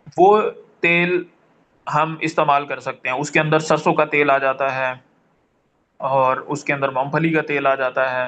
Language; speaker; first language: Urdu; non-native, local second language; Punjabi